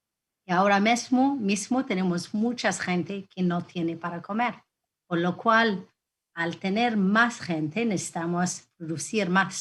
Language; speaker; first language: Spanish; non-native, fluent; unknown